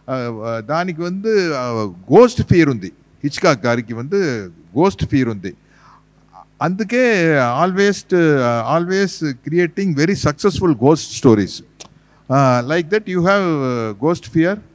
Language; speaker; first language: Telugu; non-native, learner; Tamil